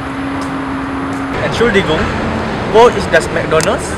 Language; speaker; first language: German; non-native, learner; Malay